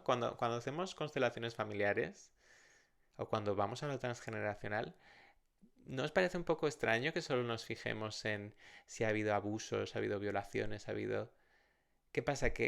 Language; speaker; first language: Spanish; native; Spanish